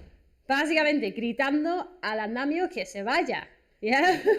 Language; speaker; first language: Spanish; non-native, fluent; English